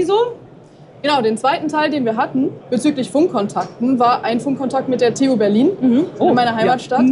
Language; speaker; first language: German; native; German